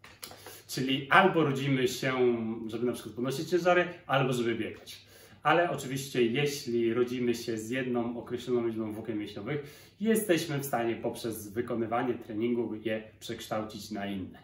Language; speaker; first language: Polish; native; Polish